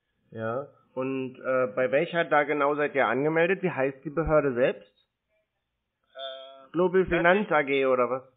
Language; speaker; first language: German; native; German